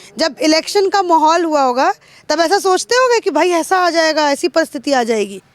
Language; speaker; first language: Hindi; native; Hindi